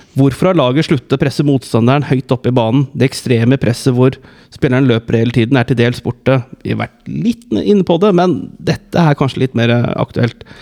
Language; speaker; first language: Norwegian; native; Norwegian